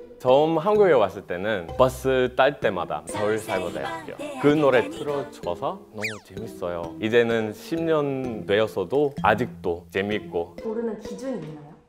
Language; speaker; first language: Korean; non-native, fluent; English